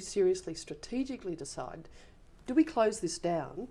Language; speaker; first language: English; native; English